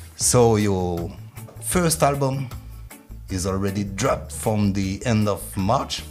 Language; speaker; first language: English; non-native, fluent; French